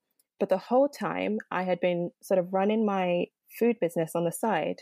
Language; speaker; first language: English; non-native, local second language; Yoruba